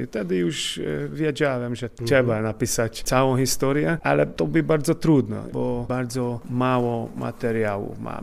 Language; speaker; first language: Polish; non-native, fluent; Hungarian